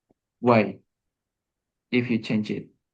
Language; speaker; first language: English; non-native, learner; Indonesian